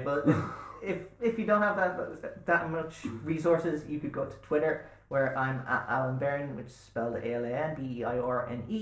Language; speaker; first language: English; native; English